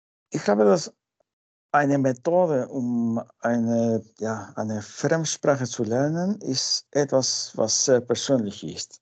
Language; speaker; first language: German; non-native, fluent; Spanish